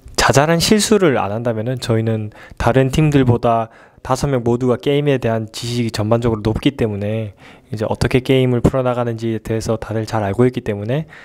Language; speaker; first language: Korean; native; Korean